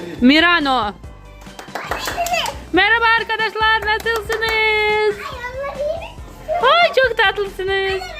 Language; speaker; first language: Turkish; non-native, learner; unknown